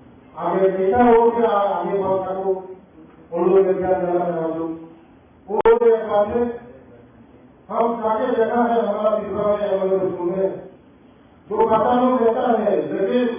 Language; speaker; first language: Hindi; non-native, local second language; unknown